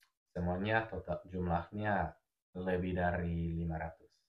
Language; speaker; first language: Indonesian; non-native, fluent; English